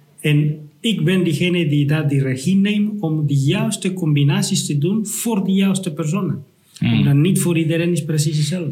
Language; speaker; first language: Dutch; non-native, fluent; Spanish